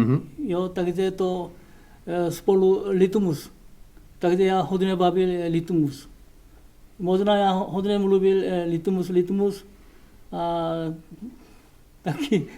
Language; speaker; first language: Czech; non-native, learner; Korean